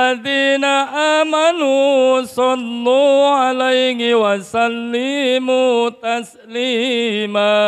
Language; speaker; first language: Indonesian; non-native, local second language; Sundanese